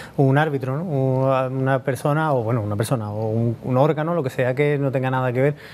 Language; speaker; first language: Spanish; native; Spanish